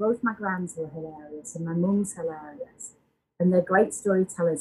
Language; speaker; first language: English; native; English